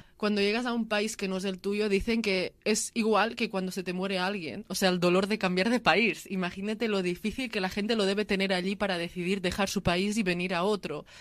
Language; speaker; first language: Spanish; early bilingual, other home language; Arabic